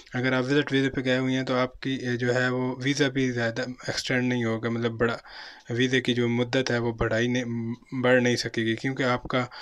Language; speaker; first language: Urdu; non-native, local second language; Punjabi